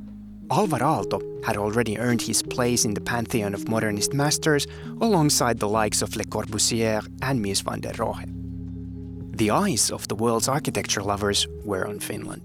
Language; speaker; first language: English; non-native, fluent; Finnish